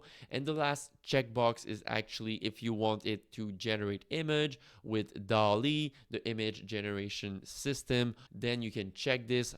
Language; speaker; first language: English; non-native, fluent; French